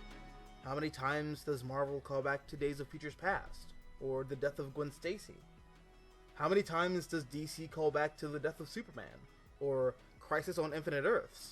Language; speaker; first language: English; native; English